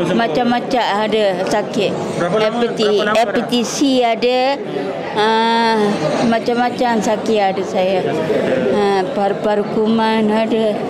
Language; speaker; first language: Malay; non-native, local second language; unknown